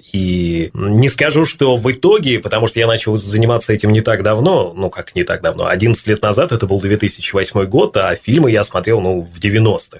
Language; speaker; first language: Russian; native; Russian